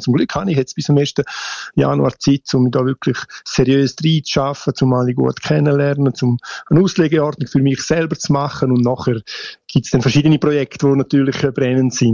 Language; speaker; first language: German; native; German